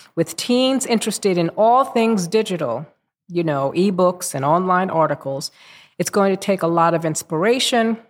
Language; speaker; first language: English; native; English